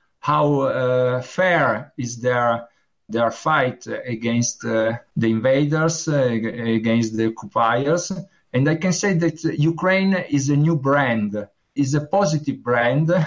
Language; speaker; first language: English; non-native, learner; Italian